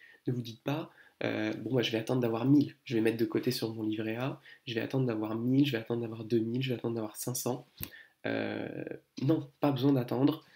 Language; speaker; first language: French; native; French